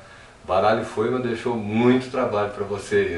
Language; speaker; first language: Portuguese; native; Portuguese